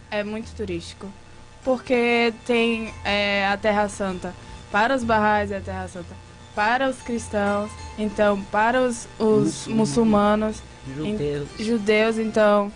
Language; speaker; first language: Portuguese; early bilingual, other home language; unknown